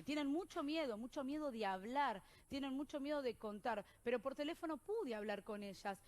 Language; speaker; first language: Spanish; native; Spanish